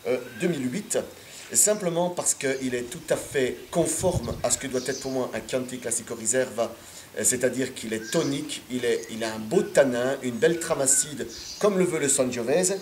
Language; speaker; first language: French; native; French